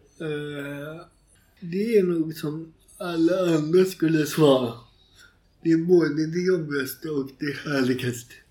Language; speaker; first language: Swedish; native; Swedish